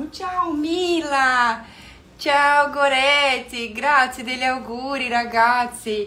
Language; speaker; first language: Italian; non-native, fluent; Portuguese